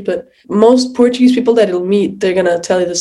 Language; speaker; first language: English; non-native, fluent; Portuguese